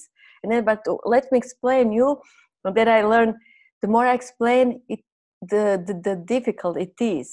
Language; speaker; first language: English; non-native, fluent; Croatian